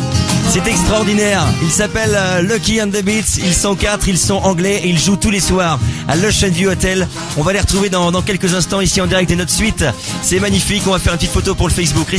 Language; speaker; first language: French; native; French